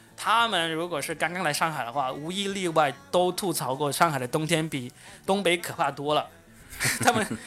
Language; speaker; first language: Chinese; native; Chinese